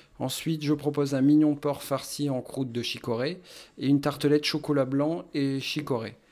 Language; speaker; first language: French; native; French